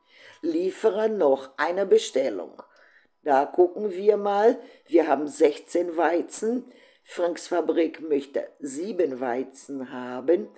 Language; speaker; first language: German; non-native, fluent; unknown